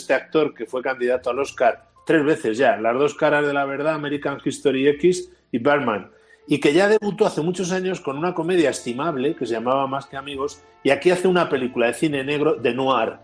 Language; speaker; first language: Spanish; native; Spanish